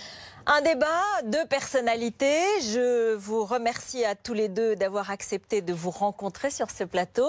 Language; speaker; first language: French; native; French